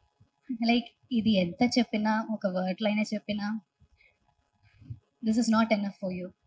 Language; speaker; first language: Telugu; non-native, learner; Malayalam